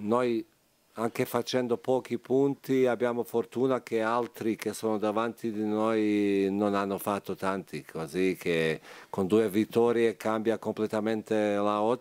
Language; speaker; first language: Italian; non-native, fluent; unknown